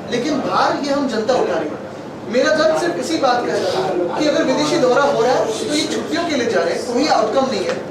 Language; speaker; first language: Hindi; non-native, local second language; Marathi